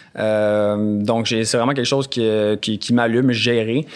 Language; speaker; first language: French; native; French